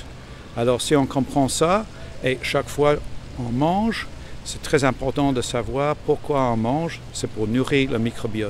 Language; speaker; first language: French; non-native, fluent; English